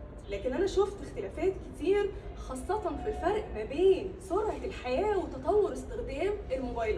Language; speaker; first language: Arabic; native; Arabic